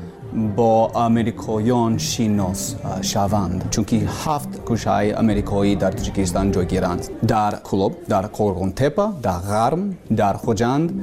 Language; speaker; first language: Persian; non-native, learner; English